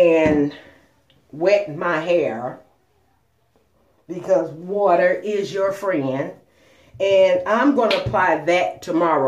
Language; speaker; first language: English; native; English